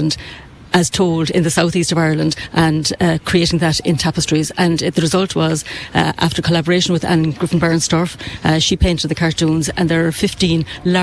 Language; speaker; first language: English; native; English